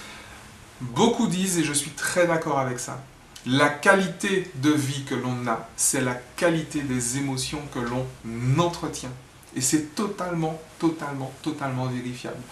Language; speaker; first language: French; native; French